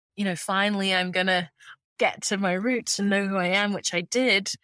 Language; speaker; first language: English; early bilingual, other home language; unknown